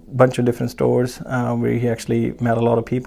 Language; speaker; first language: English; non-native, local second language; Punjabi